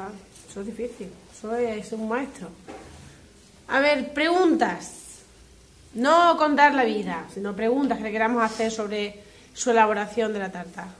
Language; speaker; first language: Spanish; native; Spanish